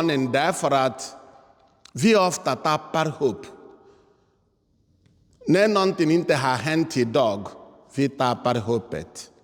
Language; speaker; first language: Swedish; non-native, fluent; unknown